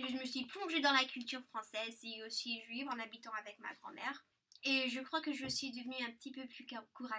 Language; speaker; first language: French; early bilingual, heritage; English